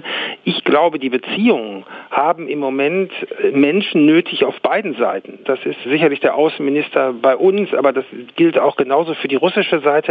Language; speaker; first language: German; native; German